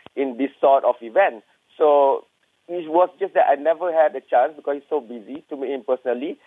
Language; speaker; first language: English; non-native, local second language; Malay